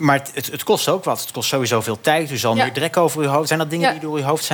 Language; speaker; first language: Dutch; native; Dutch